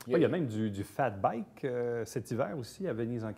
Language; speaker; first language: French; native; French